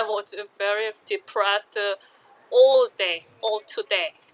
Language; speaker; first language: English; non-native, learner; Korean